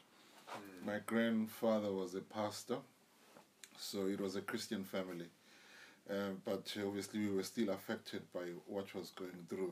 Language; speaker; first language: English; non-native, local second language; Zulu